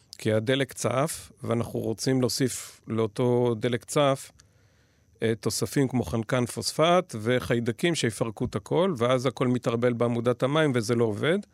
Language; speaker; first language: Hebrew; native; Hebrew